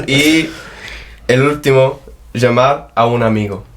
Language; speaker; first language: Spanish; non-native, fluent; English